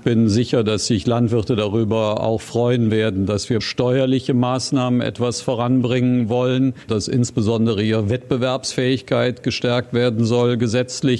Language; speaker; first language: German; native; German